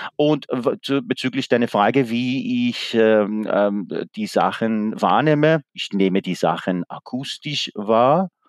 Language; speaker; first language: German; non-native, fluent; Persian